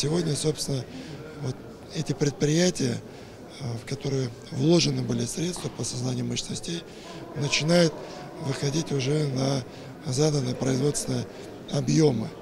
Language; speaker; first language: Russian; native; Russian